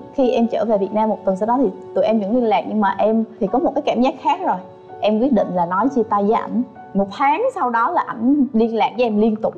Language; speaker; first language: Vietnamese; native; Vietnamese